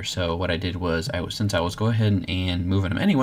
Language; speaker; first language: English; native; English